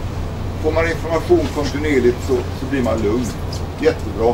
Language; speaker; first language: Swedish; native; Swedish